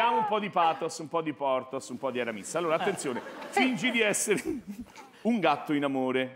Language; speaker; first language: Italian; native; Italian